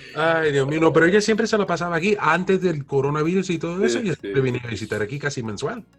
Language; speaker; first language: Spanish; early bilingual, heritage; Spanish